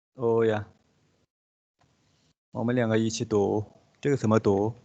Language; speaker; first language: Chinese; non-native, local second language; Tibetan